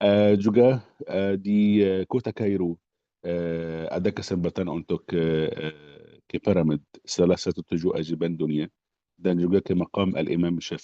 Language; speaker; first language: Indonesian; non-native, fluent; Arabic